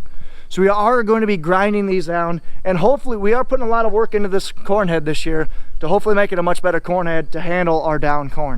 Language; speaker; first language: English; native; English